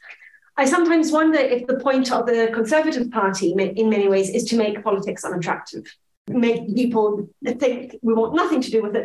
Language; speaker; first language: English; native; English